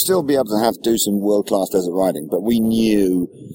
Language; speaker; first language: English; native; English